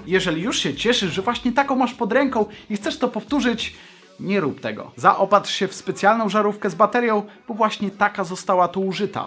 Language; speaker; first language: Polish; native; Polish